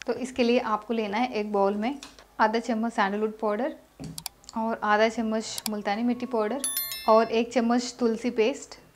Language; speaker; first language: Hindi; non-native, local second language; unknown